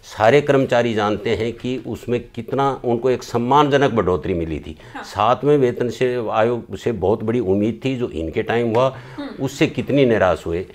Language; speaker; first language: Hindi; native; Hindi